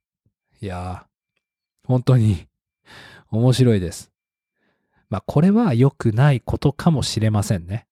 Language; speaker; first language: Japanese; non-native, fluent; English